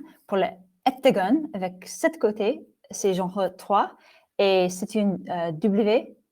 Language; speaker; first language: French; non-native, fluent; English